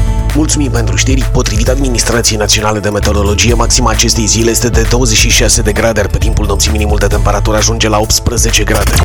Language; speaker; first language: Romanian; native; Romanian